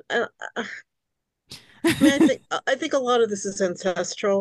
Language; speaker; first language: English; early bilingual, other home language; Hungarian